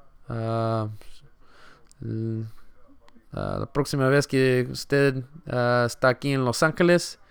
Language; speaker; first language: Spanish; early bilingual, heritage; Spanish